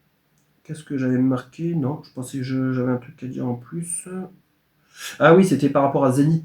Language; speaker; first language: French; native; French